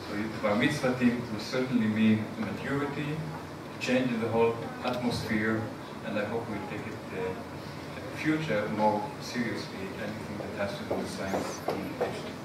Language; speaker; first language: English; non-native, fluent; Hebrew